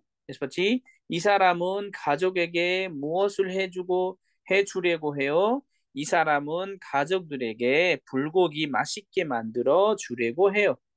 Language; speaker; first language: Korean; non-native, fluent; Nepali